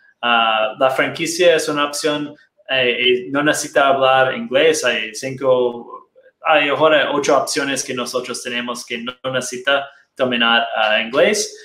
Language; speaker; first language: Spanish; non-native, fluent; Portuguese